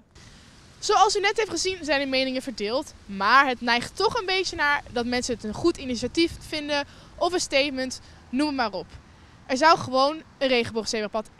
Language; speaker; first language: Dutch; native; Dutch